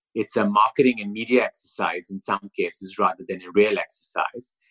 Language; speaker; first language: English; non-native, local second language; Urdu